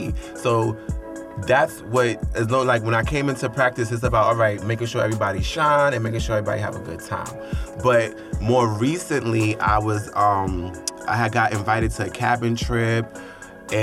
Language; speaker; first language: English; native; English